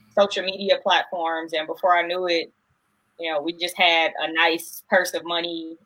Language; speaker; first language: English; native; English